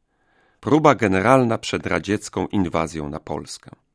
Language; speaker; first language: Polish; native; Polish